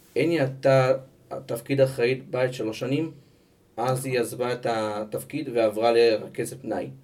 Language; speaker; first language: Hebrew; native; Hebrew